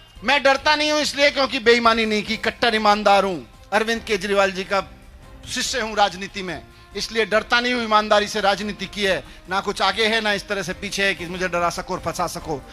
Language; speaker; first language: Hindi; native; Hindi